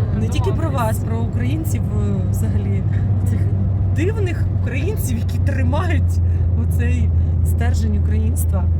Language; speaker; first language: Ukrainian; native; Ukrainian